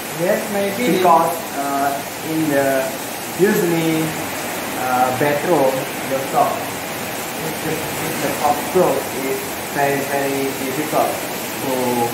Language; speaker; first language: English; non-native, learner; Indonesian